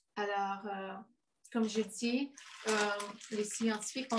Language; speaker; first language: French; non-native, fluent; English